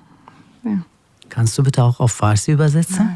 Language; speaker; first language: German; non-native, learner; Persian